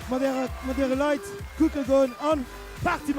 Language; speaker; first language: German; non-native, local second language; Luxembourgish